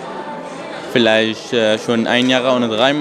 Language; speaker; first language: German; non-native, learner; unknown